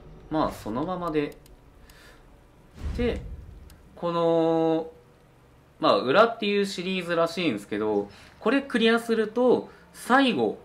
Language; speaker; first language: Japanese; native; Japanese